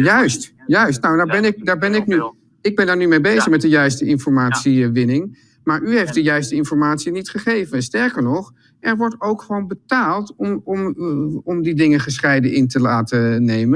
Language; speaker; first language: Dutch; native; Dutch